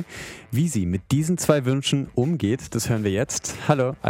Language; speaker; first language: German; native; German